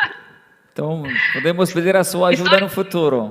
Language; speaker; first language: Portuguese; non-native, fluent; Arabic